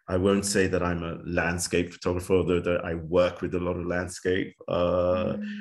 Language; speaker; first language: English; native; English